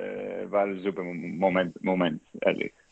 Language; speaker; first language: German; non-native, learner; Greek